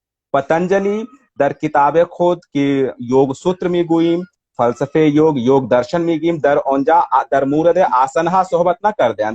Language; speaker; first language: Persian; non-native, fluent; Hindi